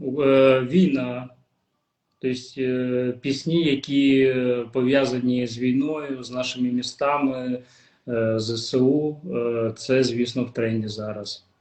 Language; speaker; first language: Ukrainian; non-native, local second language; Russian